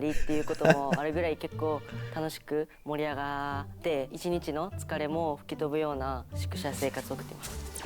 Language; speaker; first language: Japanese; native; Japanese